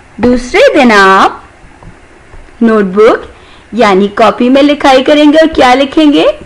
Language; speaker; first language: Urdu; non-native, local second language; Sindhi